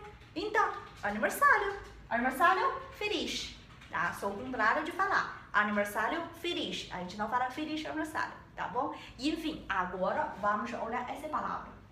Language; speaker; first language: Portuguese; non-native, learner; Chinese